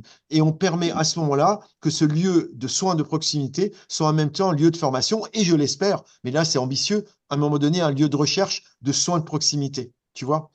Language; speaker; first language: French; native; French